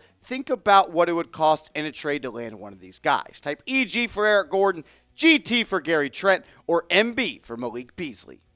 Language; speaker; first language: English; native; English